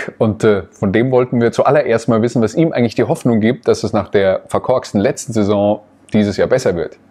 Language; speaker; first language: German; native; German